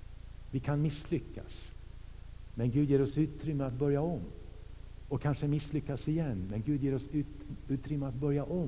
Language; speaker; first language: Swedish; native; Swedish